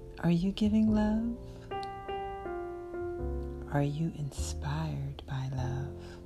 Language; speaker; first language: English; native; English